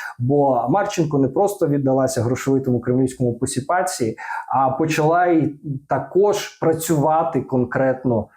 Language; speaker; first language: Ukrainian; non-native, local second language; Russian